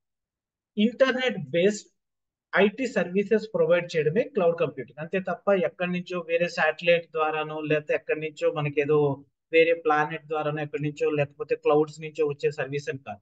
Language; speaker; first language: Telugu; native; Telugu